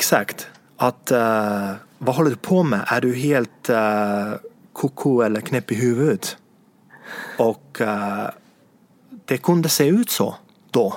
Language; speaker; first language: Swedish; non-native, fluent; Estonian